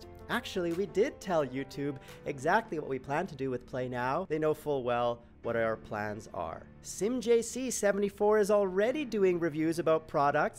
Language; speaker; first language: English; native; English